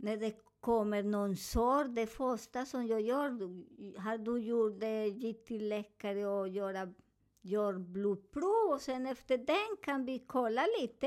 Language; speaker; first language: Swedish; non-native, learner; Spanish